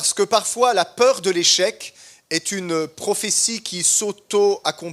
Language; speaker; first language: French; native; French